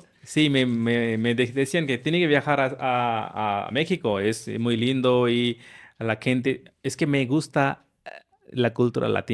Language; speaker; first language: Spanish; non-native, learner; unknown